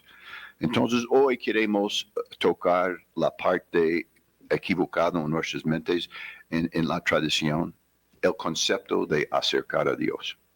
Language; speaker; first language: Spanish; non-native, fluent; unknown